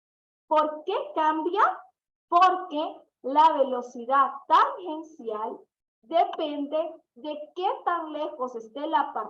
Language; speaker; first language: Spanish; native; Spanish